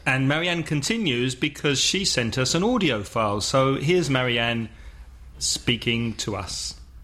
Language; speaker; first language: English; native; English